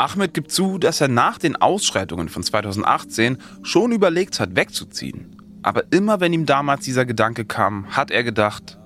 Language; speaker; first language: German; native; German